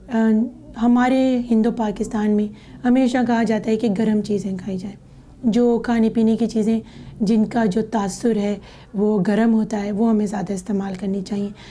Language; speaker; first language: Urdu; native; Urdu